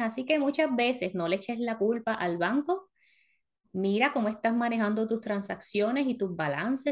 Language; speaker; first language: Spanish; early bilingual, heritage; Spanish